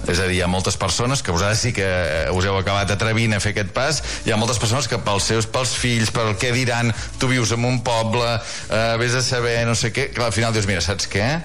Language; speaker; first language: Catalan; native; Catalan